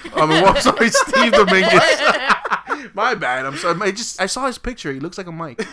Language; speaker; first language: English; native; English